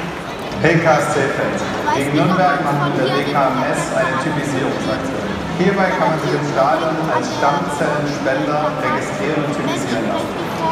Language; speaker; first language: German; native; German